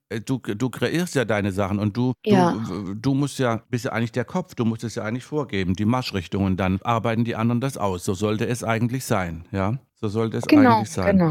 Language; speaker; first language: German; native; German